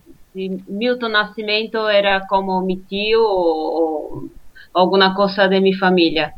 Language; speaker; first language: Spanish; non-native, fluent; Portuguese